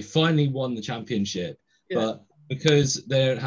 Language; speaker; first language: English; native; English